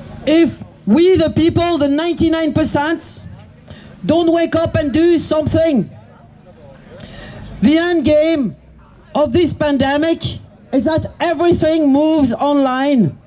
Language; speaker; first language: English; non-native, fluent; French